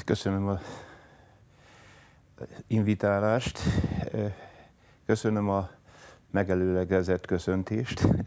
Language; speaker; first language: Hungarian; native; Hungarian